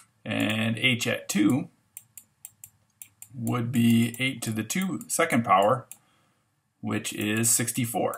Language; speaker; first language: English; native; English